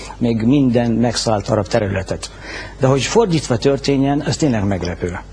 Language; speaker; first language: Hungarian; non-native, fluent; Arabic